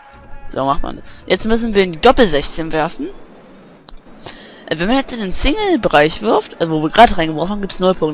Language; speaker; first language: German; native; German